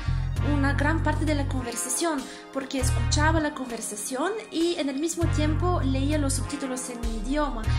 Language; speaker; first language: Spanish; non-native, fluent; Bulgarian